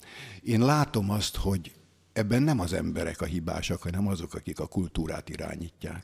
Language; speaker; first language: Hungarian; native; Hungarian